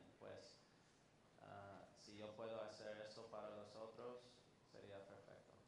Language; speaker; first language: Spanish; non-native, fluent; English